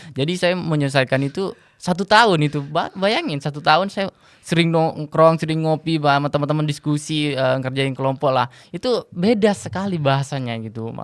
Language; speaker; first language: Indonesian; non-native, local second language; Madurese